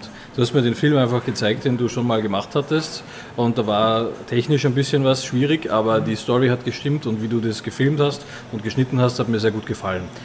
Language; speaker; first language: German; native; German